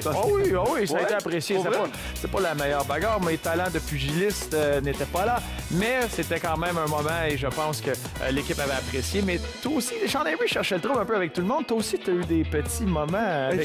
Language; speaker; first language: French; native; French